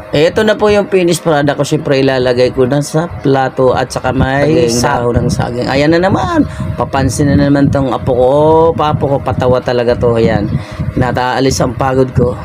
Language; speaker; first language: Filipino; non-native, local second language; Bikol